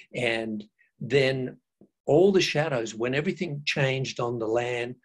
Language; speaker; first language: English; native; English